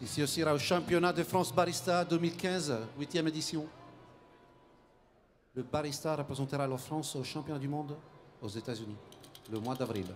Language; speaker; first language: French; native; French